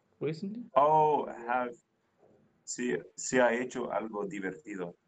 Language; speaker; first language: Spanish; non-native, fluent; English